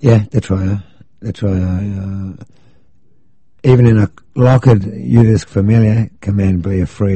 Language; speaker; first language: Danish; non-native, fluent; English